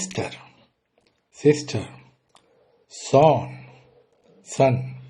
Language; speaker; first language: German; non-native, fluent; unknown